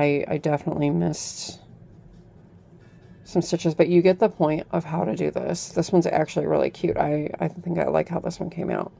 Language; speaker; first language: English; native; English